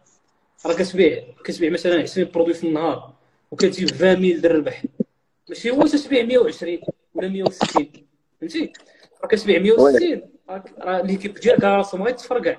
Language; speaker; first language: Arabic; native; Arabic